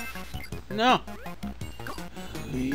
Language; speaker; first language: Spanish; native; Spanish